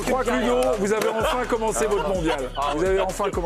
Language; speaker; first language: French; native; French